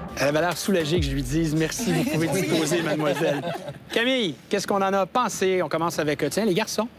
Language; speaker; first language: French; native; French